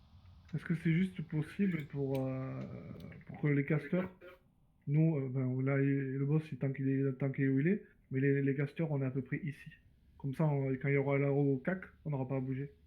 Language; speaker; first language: French; native; French